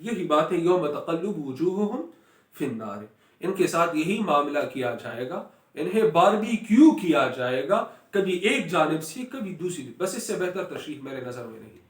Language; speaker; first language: Urdu; non-native, local second language; Pashto